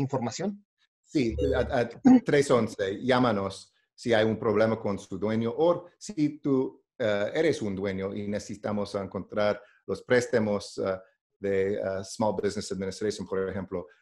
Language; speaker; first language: Spanish; non-native, learner; English